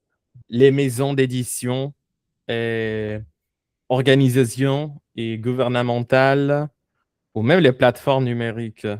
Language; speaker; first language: French; non-native, fluent; Spanish